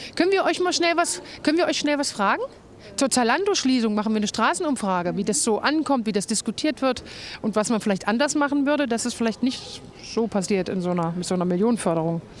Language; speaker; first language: German; native; German